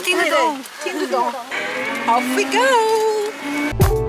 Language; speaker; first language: Chinese; non-native, learner; French